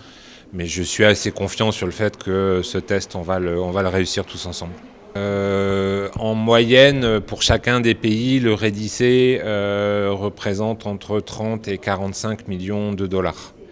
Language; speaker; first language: French; native; French